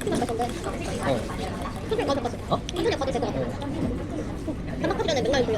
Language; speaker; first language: Korean; native; Korean